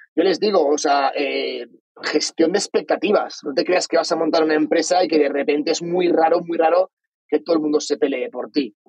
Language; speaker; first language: Spanish; native; Spanish